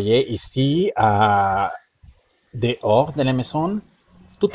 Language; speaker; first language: French; non-native, learner; Spanish